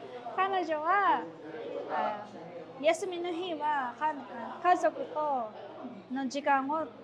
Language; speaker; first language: Japanese; non-native, fluent; Filipino